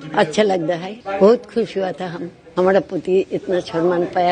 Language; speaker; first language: Hindi; non-native, local second language; Bangla